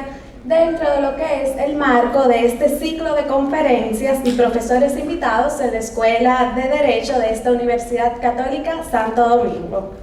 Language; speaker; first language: Spanish; native; Spanish